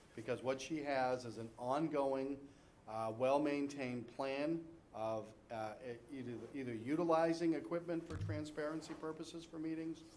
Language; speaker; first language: English; native; English